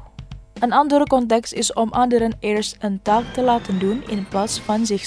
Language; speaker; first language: Dutch; non-native, fluent; Indonesian